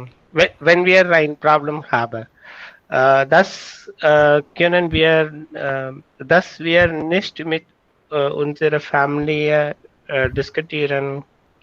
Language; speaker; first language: German; non-native, learner; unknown